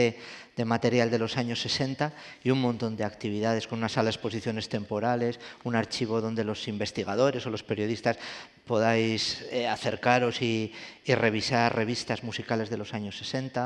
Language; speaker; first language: Spanish; native; Spanish